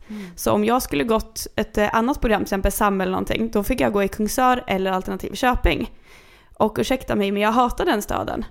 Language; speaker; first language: Swedish; native; Swedish